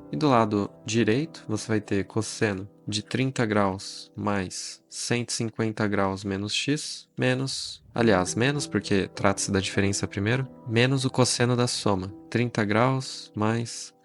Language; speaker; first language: Portuguese; native; Portuguese